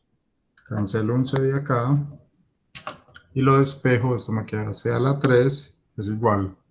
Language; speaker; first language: Spanish; native; Spanish